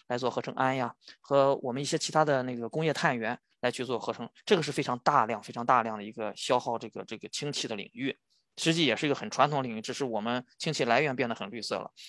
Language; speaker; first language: Chinese; native; Chinese